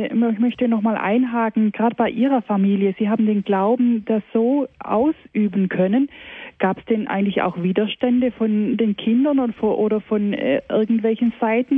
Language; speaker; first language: German; native; German